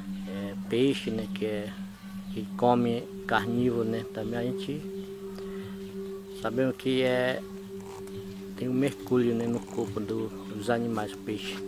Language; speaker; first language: Portuguese; non-native, local second language; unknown